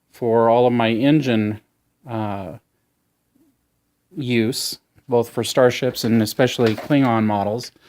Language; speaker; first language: English; native; English